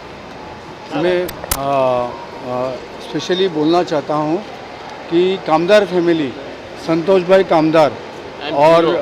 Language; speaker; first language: Hindi; native; Hindi